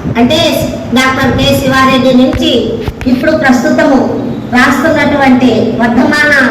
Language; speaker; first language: Telugu; native; Telugu